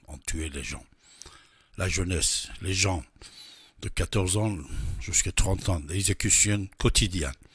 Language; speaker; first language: French; non-native, fluent; Persian